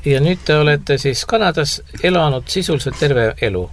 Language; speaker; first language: Estonian; native; Estonian